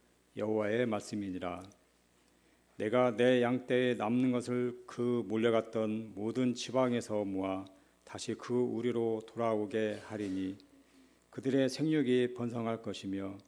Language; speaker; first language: Korean; native; Korean